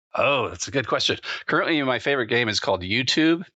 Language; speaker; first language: English; native; English